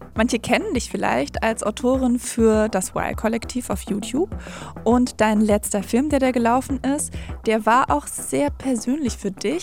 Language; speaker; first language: German; native; German